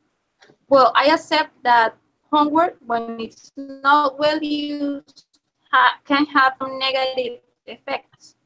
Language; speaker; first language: English; non-native, learner; Spanish